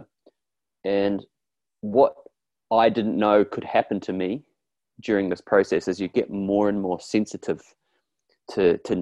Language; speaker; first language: English; native; English